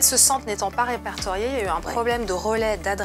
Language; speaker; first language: French; native; French